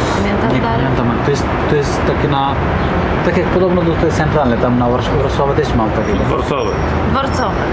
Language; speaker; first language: Polish; non-native, learner; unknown